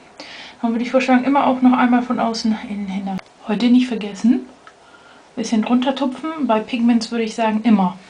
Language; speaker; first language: German; native; German